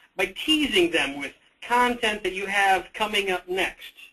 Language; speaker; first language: English; native; English